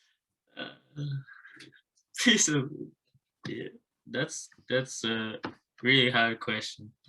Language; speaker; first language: English; non-native, learner; Japanese